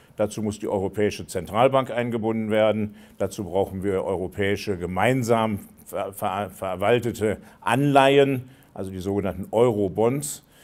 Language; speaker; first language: German; native; German